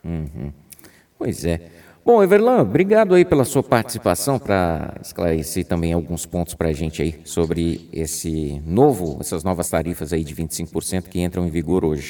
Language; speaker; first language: Portuguese; native; Portuguese